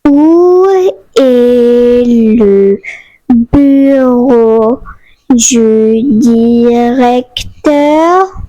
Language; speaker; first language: French; non-native, fluent; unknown